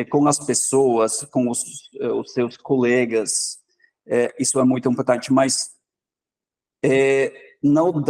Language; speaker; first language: Portuguese; non-native, fluent; Norwegian